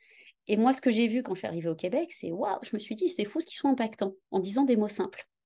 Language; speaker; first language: French; native; French